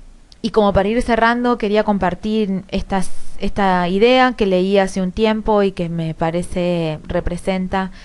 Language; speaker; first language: Spanish; native; Spanish